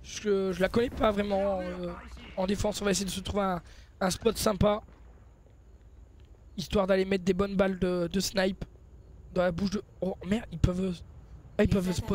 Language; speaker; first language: French; native; French